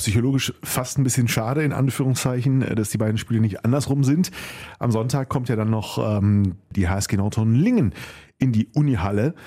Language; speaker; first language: German; native; German